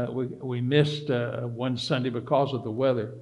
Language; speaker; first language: English; native; English